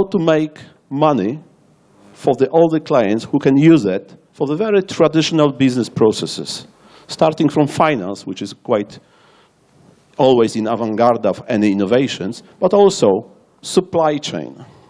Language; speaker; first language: English; non-native, fluent; Polish